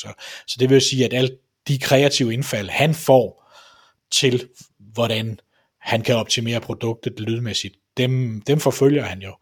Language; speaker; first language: Danish; native; Danish